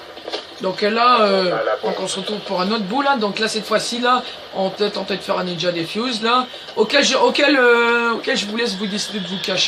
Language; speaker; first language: French; native; French